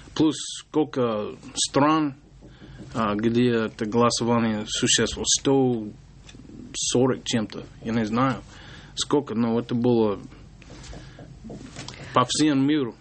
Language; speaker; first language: Russian; non-native, learner; English